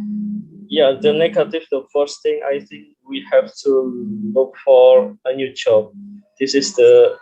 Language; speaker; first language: English; non-native, learner; Indonesian